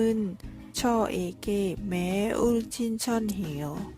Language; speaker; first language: Korean; non-native, learner; Vietnamese